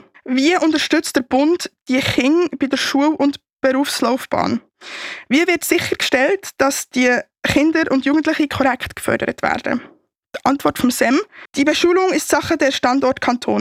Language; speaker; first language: German; native; German